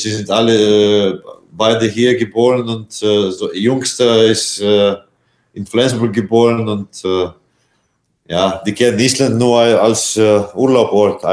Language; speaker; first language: German; non-native, fluent; Latvian